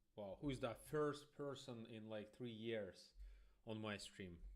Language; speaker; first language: English; non-native, fluent; Russian